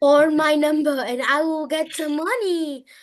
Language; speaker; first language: English; non-native, learner; Vietnamese